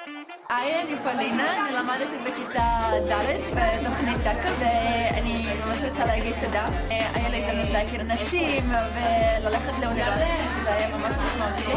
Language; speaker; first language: Hebrew; non-native, learner; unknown